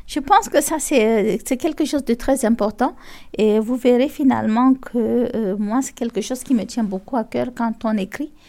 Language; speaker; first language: French; non-native, local second language; Fula